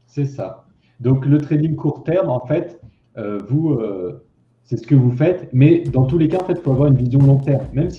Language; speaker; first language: French; native; French